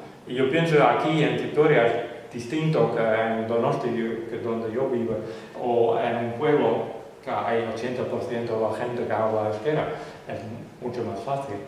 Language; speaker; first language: Spanish; non-native, fluent; Western Frisian